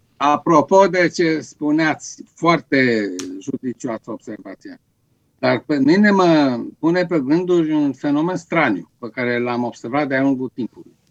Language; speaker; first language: Romanian; native; Romanian